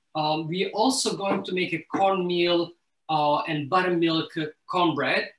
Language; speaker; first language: English; early bilingual, other home language; Somali